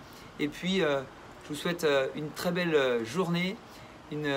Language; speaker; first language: French; native; French